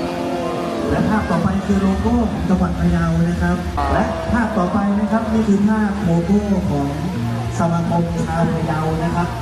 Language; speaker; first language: Thai; native; Thai